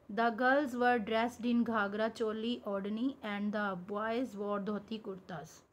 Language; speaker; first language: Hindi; non-native, local second language; Punjabi